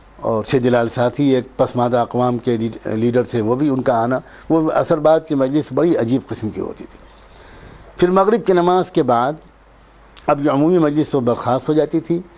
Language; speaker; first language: Urdu; native; Urdu